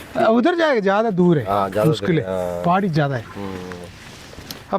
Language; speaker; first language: Hindi; non-native, learner; Malayalam